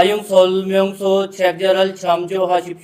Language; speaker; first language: Korean; non-native, learner; Urdu